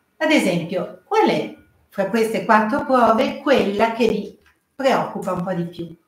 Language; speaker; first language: Italian; native; Italian